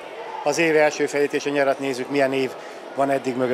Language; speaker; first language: Hungarian; native; Hungarian